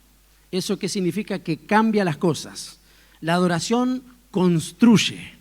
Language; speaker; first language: Spanish; native; Spanish